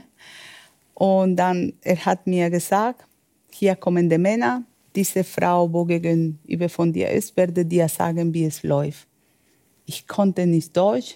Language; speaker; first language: German; non-native, fluent; Spanish